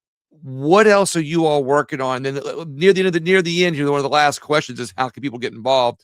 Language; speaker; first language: English; native; English